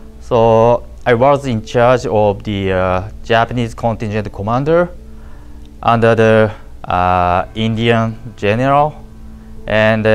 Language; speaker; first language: English; non-native, learner; Japanese